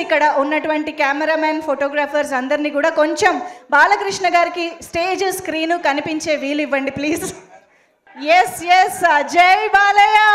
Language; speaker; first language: Telugu; native; Telugu